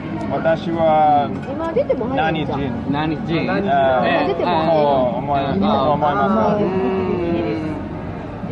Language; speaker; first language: Japanese; non-native, learner; English